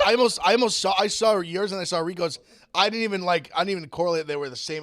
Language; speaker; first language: English; native; English